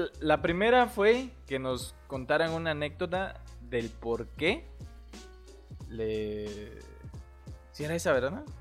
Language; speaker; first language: Spanish; native; Spanish